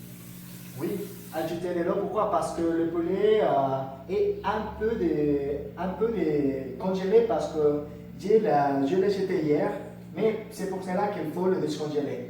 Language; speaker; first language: French; non-native, learner; Spanish